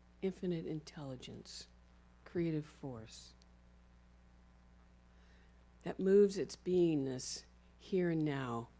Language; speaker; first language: English; native; English